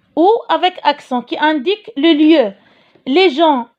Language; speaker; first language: French; non-native, local second language; Arabic